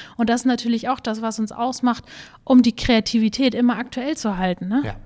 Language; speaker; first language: German; native; German